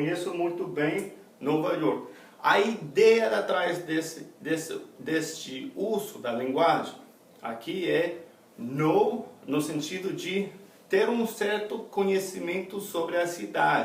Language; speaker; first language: Portuguese; non-native, fluent; English